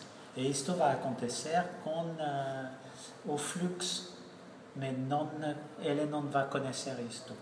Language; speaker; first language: Portuguese; non-native, fluent; French